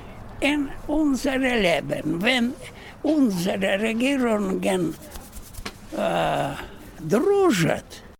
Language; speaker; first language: German; non-native, learner; Russian